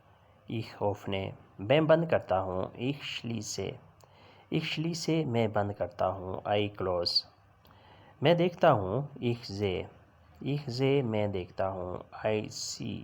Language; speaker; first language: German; non-native, learner; Urdu